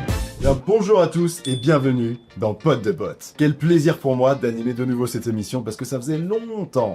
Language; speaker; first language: French; native; French